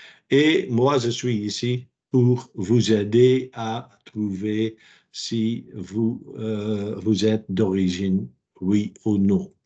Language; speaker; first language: French; non-native, local second language; Dutch